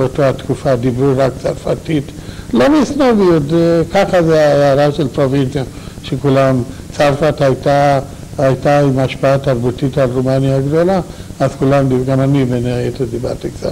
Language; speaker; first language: Hebrew; non-native, fluent; Romanian